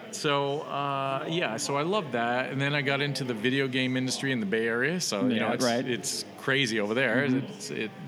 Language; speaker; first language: English; native; English